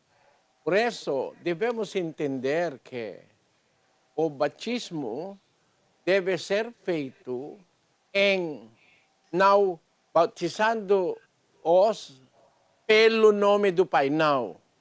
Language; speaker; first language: Portuguese; non-native, learner; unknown